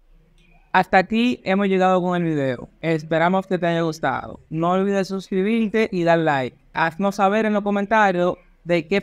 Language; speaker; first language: Spanish; native; Spanish